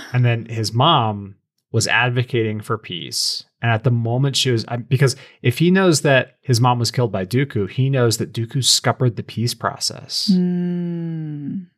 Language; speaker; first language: English; native; English